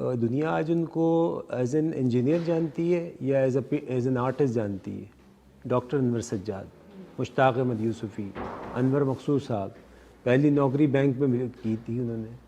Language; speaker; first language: Urdu; native; Urdu